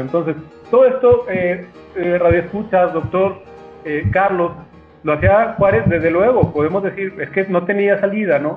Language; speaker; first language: Spanish; native; Spanish